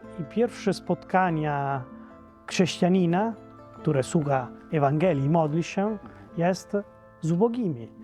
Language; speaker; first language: Polish; non-native, fluent; Italian